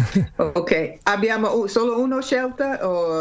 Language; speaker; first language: Italian; non-native, learner; English